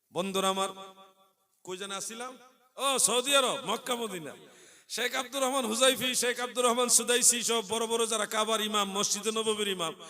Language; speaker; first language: Bangla; native; Bangla